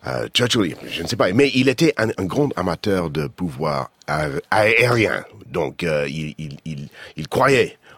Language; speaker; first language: French; non-native, fluent; English